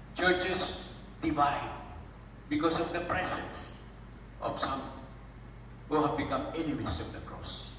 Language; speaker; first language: English; non-native, local second language; Filipino